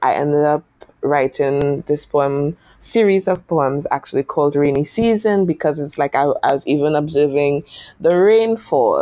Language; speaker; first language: English; native; English